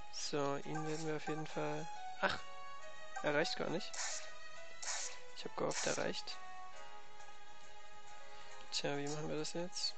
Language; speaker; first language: German; native; German